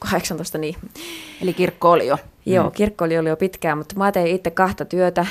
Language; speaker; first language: Finnish; native; Finnish